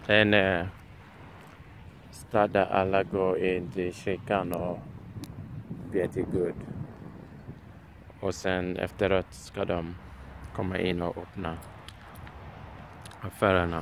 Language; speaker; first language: Swedish; non-native, fluent; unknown